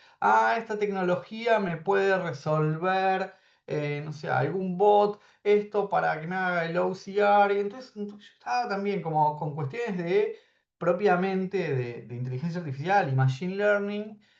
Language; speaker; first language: Spanish; native; Spanish